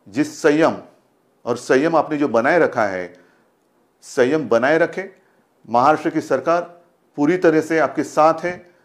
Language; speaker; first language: Hindi; non-native, local second language; Marathi